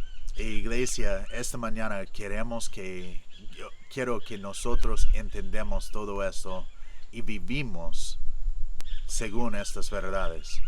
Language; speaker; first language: Spanish; non-native, fluent; English